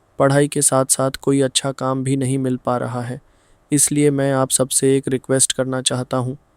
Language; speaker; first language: Hindi; non-native, fluent; Bangla